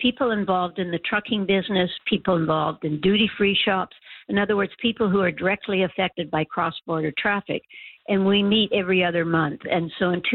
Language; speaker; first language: English; native; English